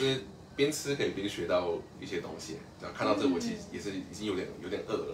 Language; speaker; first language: Chinese; native; Chinese